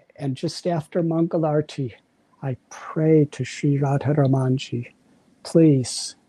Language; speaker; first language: English; native; English